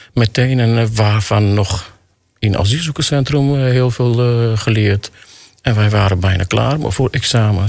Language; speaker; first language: Dutch; non-native, fluent; Armenian